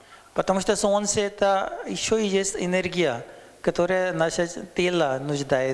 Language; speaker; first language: Russian; non-native, learner; Hindi